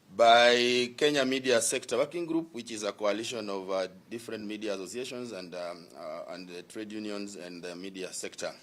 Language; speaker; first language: English; non-native, local second language; Swahili